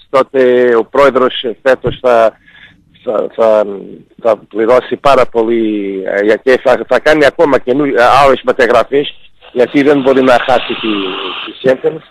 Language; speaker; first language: Greek; non-native, fluent; Portuguese